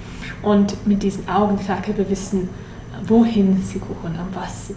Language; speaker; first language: German; non-native, learner; English